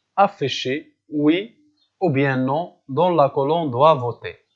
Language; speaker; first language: French; non-native, local second language; Arabic